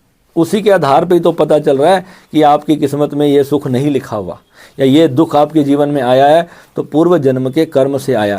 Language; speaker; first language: Hindi; native; Hindi